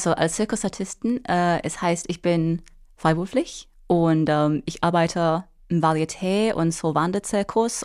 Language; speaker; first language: German; non-native, fluent; English